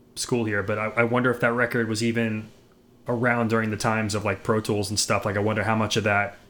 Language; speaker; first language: English; native; English